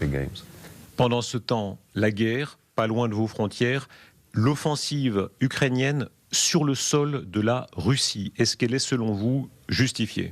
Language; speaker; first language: French; native; French